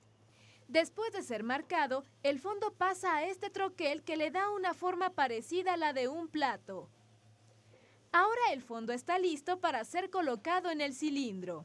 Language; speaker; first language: Spanish; native; Spanish